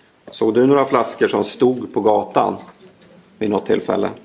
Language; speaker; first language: Swedish; native; Swedish